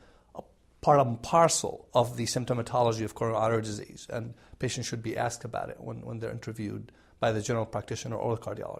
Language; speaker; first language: English; non-native, fluent; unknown